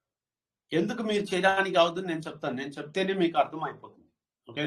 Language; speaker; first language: Telugu; non-native, learner; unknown